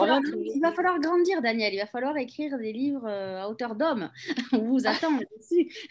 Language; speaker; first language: French; native; French